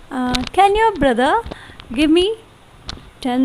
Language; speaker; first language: English; non-native, learner; Hindi